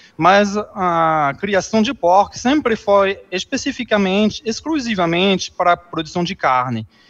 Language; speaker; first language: Portuguese; non-native, fluent; French